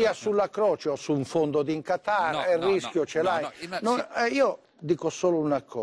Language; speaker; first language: Italian; native; Italian